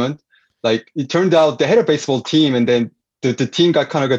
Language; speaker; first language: English; non-native, fluent; Korean